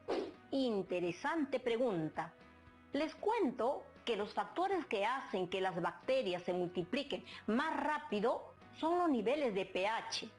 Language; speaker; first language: Spanish; native; Spanish